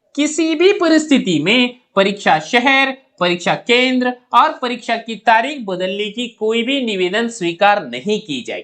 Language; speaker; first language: Hindi; non-native, local second language; Marathi